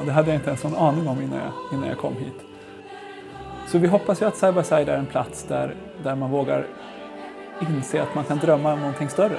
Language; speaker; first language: Swedish; native; Swedish